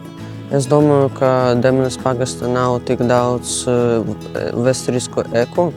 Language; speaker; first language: Latvian; non-native, local second language; Russian